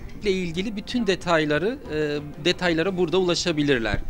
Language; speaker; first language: Turkish; native; Turkish